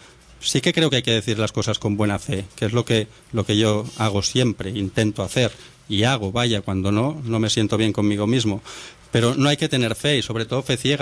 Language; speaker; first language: Spanish; native; Spanish